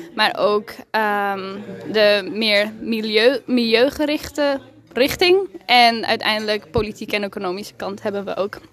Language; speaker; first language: Dutch; non-native, fluent; Spanish